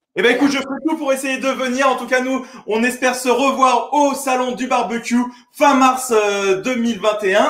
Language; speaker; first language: French; native; French